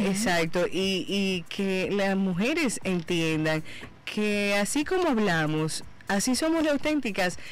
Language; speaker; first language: Spanish; native; Spanish